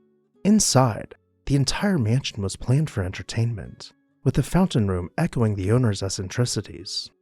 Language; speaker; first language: English; native; English